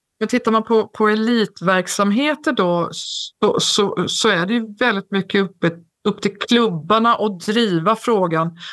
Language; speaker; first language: Swedish; native; Swedish